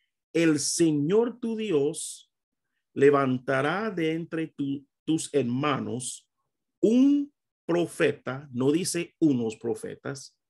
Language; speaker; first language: Spanish; non-native, fluent; English